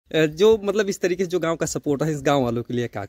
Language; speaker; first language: Hindi; native; Hindi